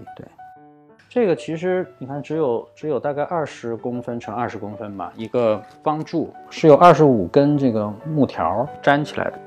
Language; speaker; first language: Chinese; native; Chinese